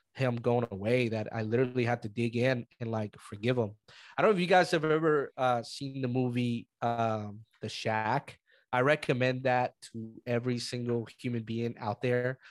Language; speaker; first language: English; early bilingual, other home language; Spanish